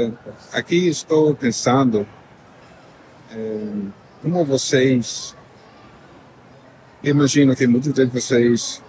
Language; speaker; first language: Portuguese; non-native, fluent; English